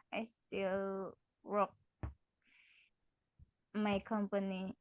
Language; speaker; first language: English; non-native, learner; Indonesian